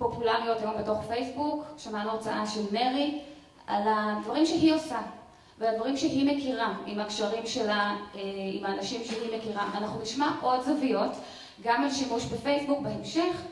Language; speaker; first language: Hebrew; native; Hebrew